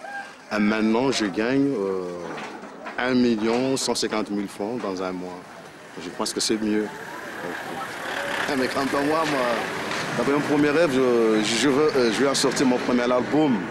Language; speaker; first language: French; non-native, fluent; Bulgarian